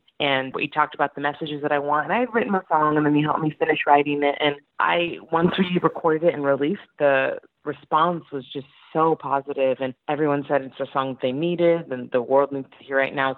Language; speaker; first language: English; native; English